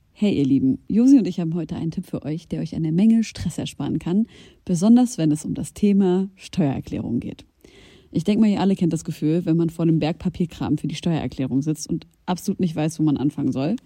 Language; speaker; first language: German; native; German